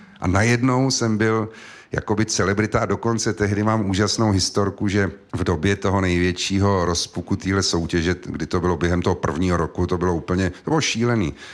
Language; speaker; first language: Czech; native; Czech